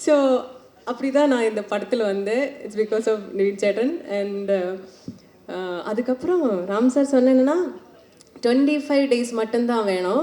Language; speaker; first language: Tamil; non-native, learner; Malayalam